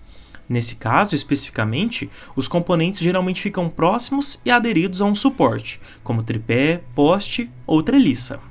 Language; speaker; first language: Portuguese; native; Portuguese